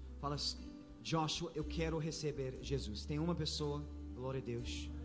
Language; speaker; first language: Portuguese; non-native, fluent; English